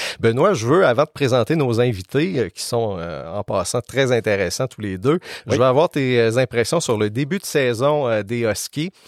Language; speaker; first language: French; native; French